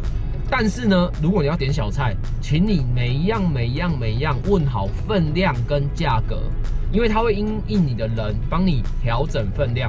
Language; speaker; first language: Chinese; native; Chinese